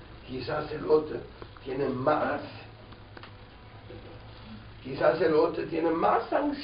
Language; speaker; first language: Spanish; non-native, fluent; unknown